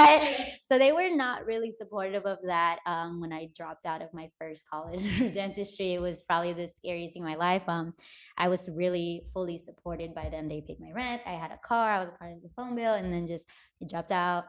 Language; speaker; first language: English; native; English